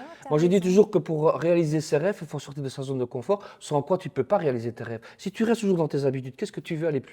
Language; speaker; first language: French; native; French